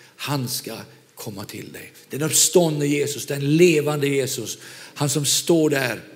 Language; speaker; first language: Swedish; native; Swedish